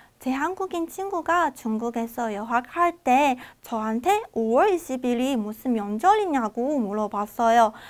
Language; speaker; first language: Korean; non-native, fluent; Chinese